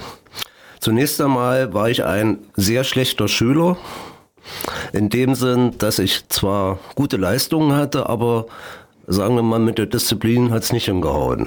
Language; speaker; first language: German; native; German